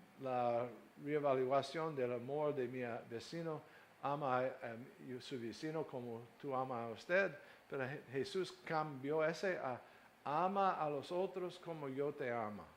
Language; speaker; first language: Spanish; non-native, fluent; English